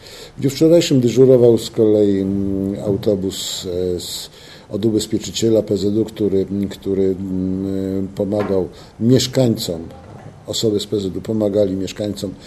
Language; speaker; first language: Polish; native; Polish